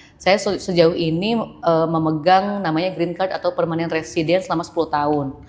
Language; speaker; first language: Indonesian; native; Indonesian